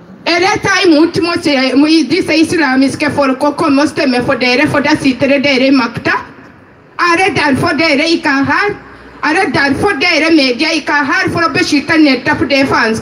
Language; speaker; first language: Norwegian; non-native, fluent; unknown